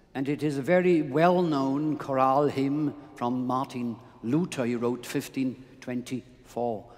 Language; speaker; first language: English; non-native, fluent; German